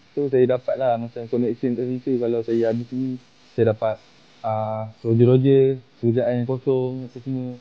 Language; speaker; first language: Malay; native; Malay